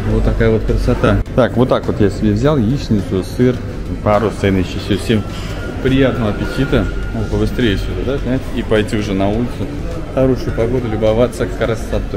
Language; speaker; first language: Russian; native; Russian